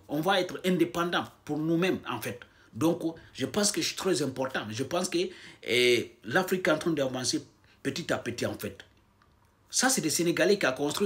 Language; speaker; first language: French; non-native, local second language; Fula